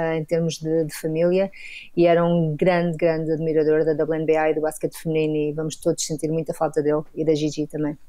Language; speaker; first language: Portuguese; native; Portuguese